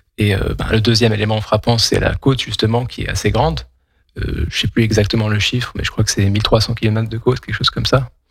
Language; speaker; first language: French; non-native, local second language; Kabyle